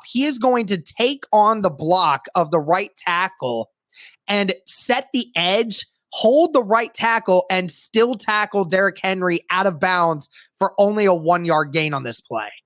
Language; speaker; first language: English; native; English